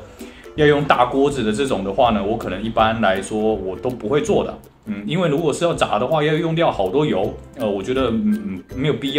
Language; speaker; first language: Chinese; native; Chinese